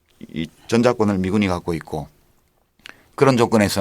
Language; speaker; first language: Korean; native; Korean